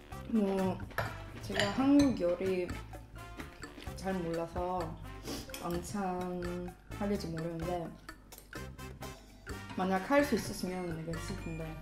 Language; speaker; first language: Korean; non-native, fluent; Swedish